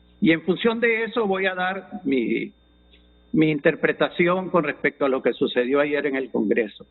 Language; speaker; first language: Spanish; native; Spanish